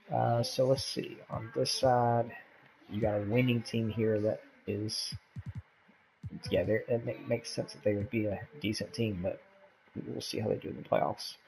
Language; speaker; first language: English; native; English